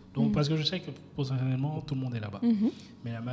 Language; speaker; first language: French; native; French